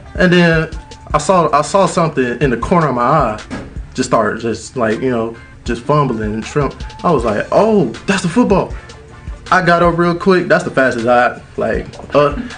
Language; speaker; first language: English; native; English